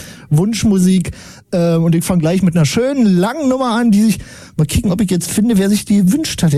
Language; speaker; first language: German; native; German